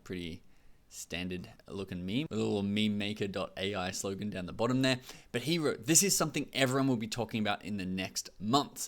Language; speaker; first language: English; native; English